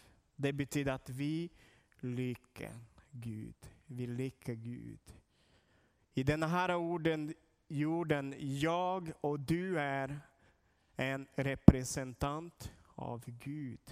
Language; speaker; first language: Swedish; non-native, learner; Portuguese